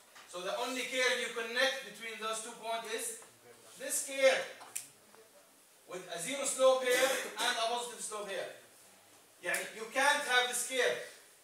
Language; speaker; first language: English; non-native, fluent; Arabic